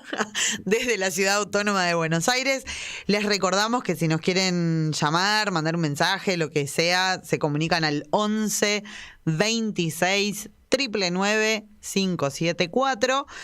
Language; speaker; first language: Spanish; native; Spanish